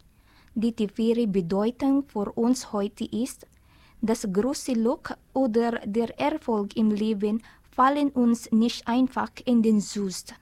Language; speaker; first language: German; non-native, learner; Filipino